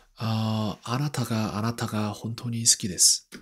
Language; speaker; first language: Japanese; non-native, learner; Korean